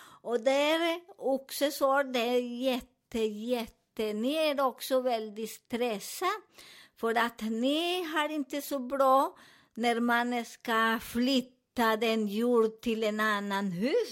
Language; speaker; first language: Swedish; non-native, learner; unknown